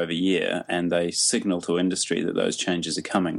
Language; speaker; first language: English; native; English